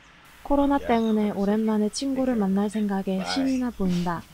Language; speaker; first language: Korean; native; Korean